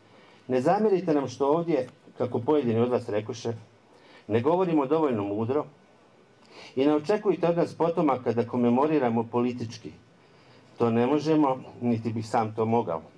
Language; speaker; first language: Croatian; native; Croatian